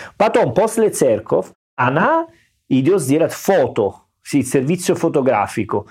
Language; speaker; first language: Russian; non-native, learner; Italian